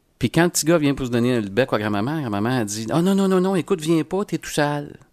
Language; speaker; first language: French; native; French